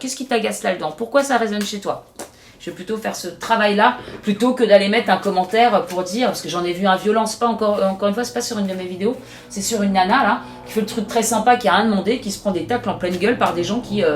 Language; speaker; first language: French; native; French